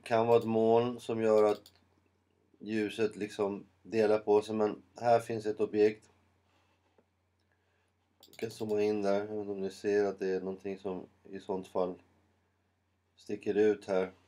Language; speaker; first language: Swedish; native; Swedish